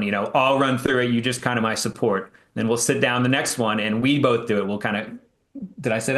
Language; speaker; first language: English; native; English